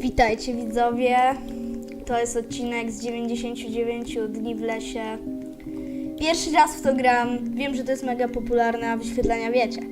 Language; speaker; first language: Polish; native; Polish